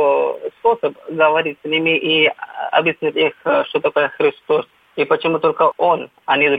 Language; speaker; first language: Russian; non-native, fluent; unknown